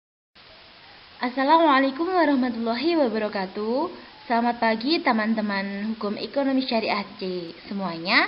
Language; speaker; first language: Indonesian; native; Indonesian